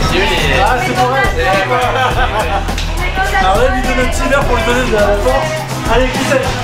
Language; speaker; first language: French; native; French